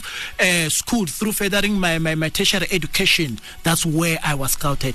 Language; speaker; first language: English; non-native, local second language; Tsonga